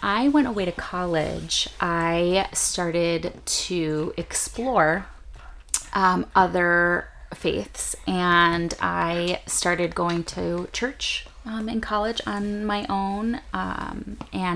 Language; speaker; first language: English; native; English